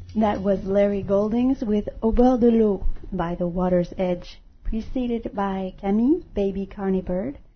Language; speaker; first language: English; native; English